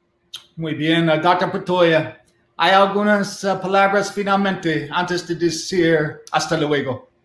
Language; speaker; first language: Spanish; non-native, fluent; English